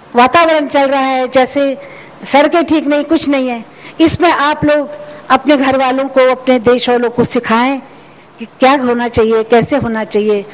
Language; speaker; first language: Hindi; non-native, local second language; Marathi